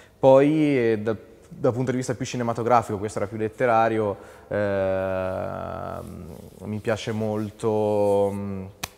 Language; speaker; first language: Italian; native; Italian